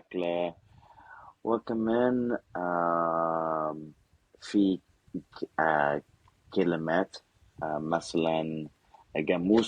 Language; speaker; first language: Arabic; non-native, learner; Spanish